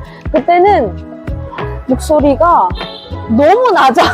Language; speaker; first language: Korean; non-native, fluent; Vietnamese